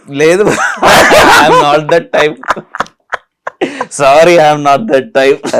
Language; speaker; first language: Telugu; non-native, learner; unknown